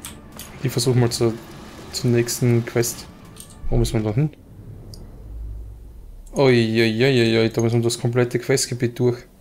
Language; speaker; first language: German; native; German